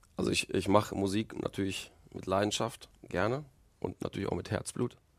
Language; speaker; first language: German; early bilingual, other home language; Polish